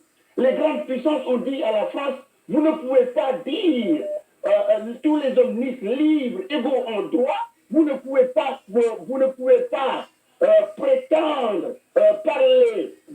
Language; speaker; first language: French; non-native, local second language; Wolof